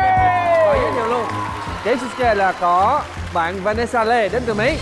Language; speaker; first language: Vietnamese; non-native, fluent; English